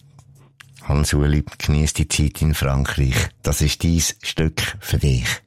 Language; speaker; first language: German; native; German